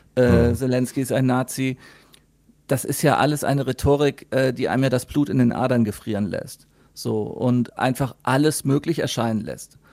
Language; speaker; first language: German; native; German